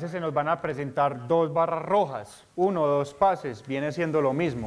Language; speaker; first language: Spanish; native; Spanish